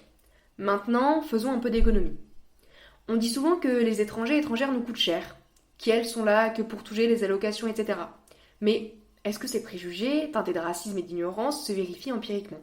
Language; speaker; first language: French; native; French